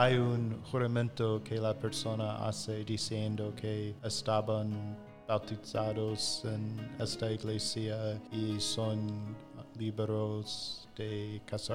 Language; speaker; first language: Spanish; non-native, fluent; English